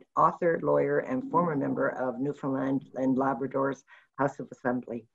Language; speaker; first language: English; native; English